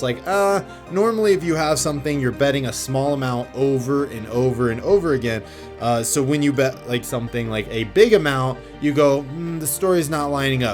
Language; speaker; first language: English; native; English